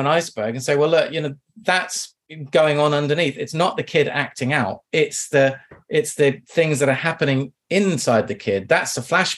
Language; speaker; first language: English; native; English